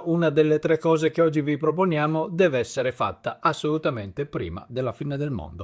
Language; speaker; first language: Italian; native; Italian